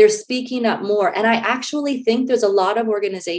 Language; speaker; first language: English; native; English